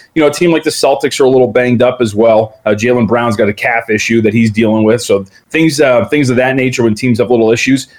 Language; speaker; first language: English; native; English